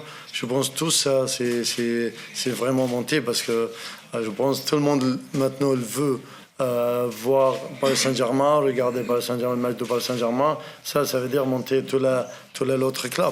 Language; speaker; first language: French; non-native, learner; Arabic